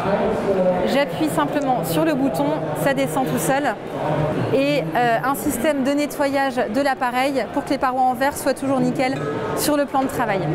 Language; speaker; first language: French; native; French